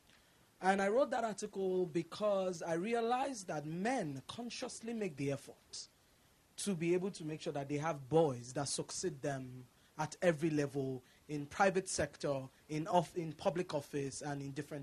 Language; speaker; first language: English; non-native, local second language; Yoruba